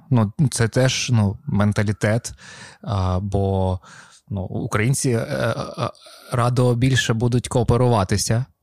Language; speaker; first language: Ukrainian; non-native, local second language; Russian